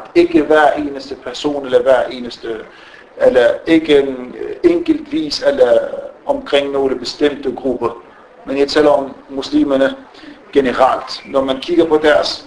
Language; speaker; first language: Danish; non-native, fluent; Arabic